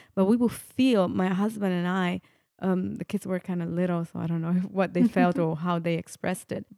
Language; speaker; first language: English; non-native, fluent; Italian